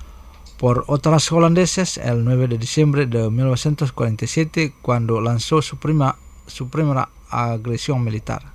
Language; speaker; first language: Spanish; non-native, fluent; Indonesian